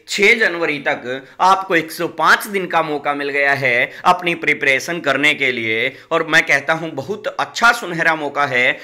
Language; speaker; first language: Hindi; native; Hindi